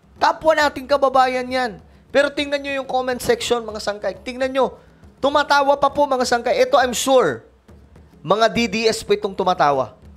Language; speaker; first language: Filipino; non-native, local second language; Cebuano